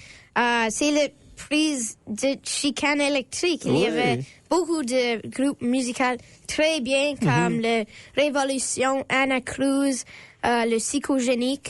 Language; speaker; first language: French; non-native, learner; English